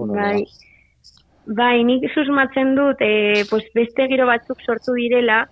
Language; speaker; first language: Basque; non-native, local second language; Spanish